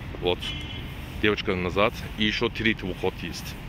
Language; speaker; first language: Russian; non-native, learner; Turkish